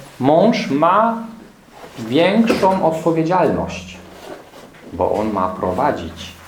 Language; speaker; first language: Polish; non-native, fluent; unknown